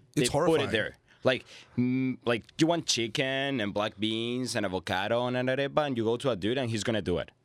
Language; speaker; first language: English; non-native, fluent; Spanish